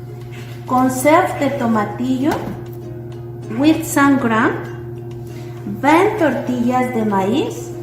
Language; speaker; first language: French; non-native, learner; Spanish